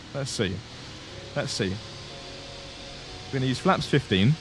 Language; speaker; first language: English; native; English